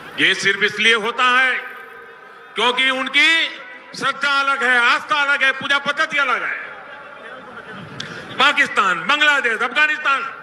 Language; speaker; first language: Hindi; native; Hindi